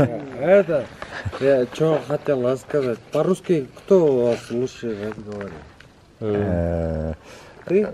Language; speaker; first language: Russian; non-native, local second language; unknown